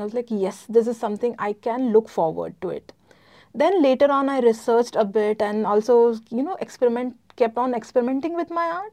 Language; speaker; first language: English; non-native, local second language; Gujarati